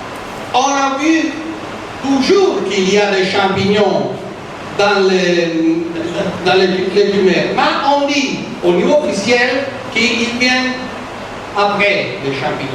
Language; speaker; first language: French; non-native, fluent; Italian